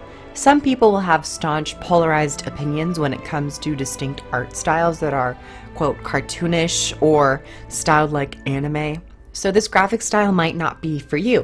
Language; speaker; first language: English; native; English